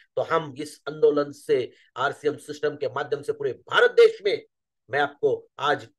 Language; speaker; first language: Hindi; non-native, local second language; Marathi